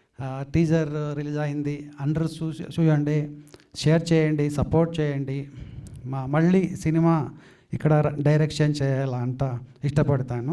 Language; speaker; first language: Telugu; non-native, local second language; Kannada